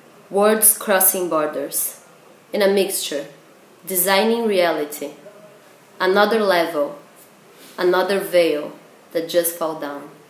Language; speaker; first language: English; non-native, fluent; Portuguese